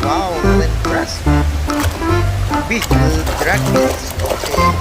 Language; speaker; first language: English; non-native, learner; Indonesian